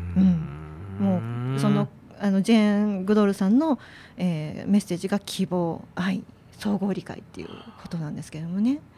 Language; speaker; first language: Japanese; native; Japanese